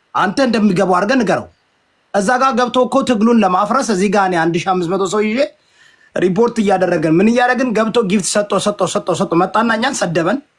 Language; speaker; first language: Amharic; non-native, local second language; Oromo